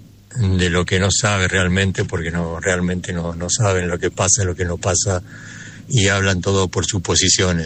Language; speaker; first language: Spanish; native; Spanish